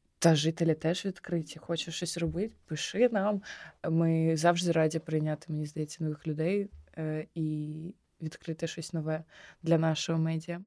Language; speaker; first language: Ukrainian; non-native, local second language; Russian